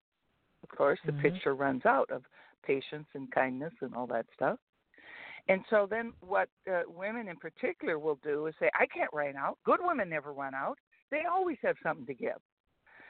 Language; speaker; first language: English; native; English